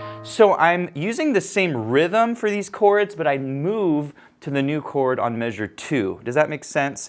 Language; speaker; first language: English; native; English